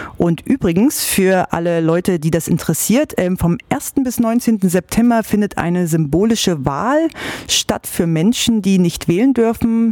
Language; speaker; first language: German; native; German